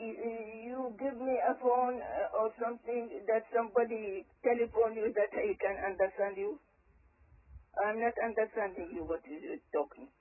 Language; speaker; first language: English; early bilingual, other home language; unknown